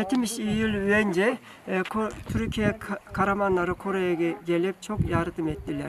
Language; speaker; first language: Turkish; non-native, learner; Korean